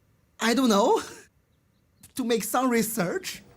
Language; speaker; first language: English; non-native, learner; Chinese